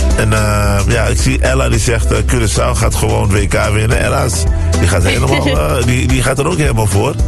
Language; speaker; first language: Dutch; early bilingual, other home language; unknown